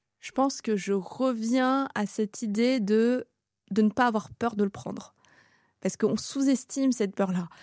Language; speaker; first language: French; early bilingual, other home language; Tamil